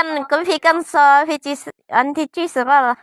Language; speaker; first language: Arabic; non-native, learner; Hmong